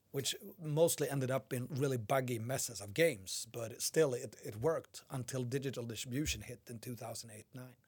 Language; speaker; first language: English; non-native, fluent; Swedish